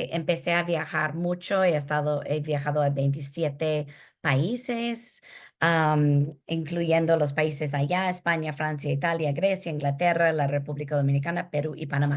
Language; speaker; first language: Spanish; early bilingual, heritage; Spanish